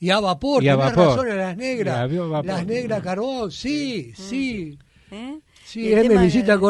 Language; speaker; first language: Spanish; native; Spanish